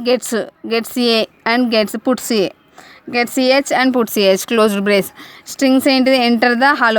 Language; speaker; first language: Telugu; native; Telugu